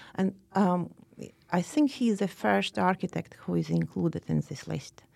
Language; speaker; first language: English; non-native, fluent; Latvian